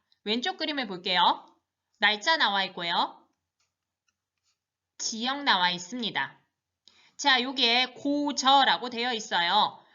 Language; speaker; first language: Korean; native; Korean